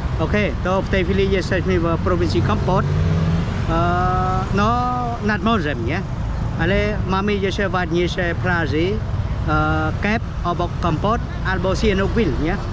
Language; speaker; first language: Polish; non-native, learner; Khmer